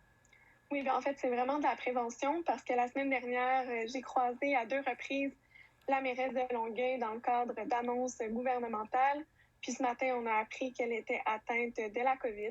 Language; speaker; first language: French; native; French